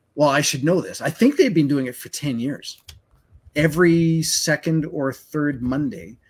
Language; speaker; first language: English; native; English